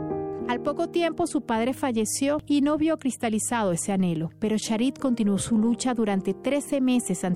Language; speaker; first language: Spanish; native; Spanish